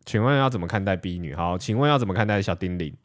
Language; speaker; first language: Chinese; native; Chinese